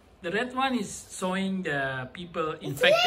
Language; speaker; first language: English; non-native, fluent; Indonesian